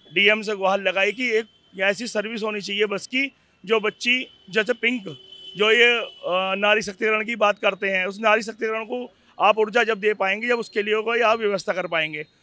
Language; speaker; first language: Hindi; native; Hindi